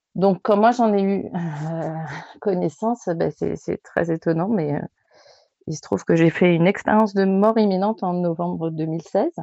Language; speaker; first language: French; native; French